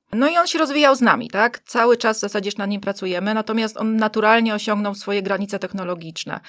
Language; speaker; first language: Polish; native; Polish